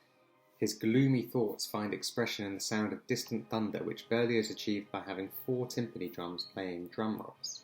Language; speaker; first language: English; native; English